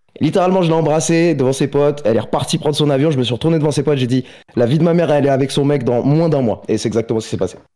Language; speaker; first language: French; native; French